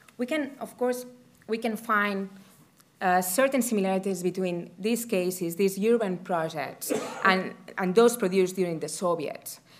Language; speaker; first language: English; non-native, fluent; Catalan